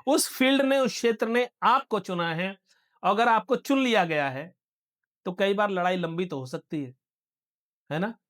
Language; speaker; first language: Hindi; native; Hindi